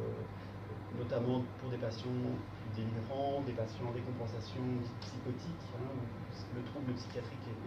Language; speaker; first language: French; native; French